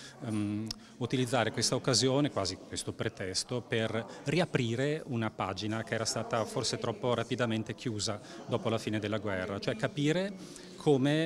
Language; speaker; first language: Italian; native; Italian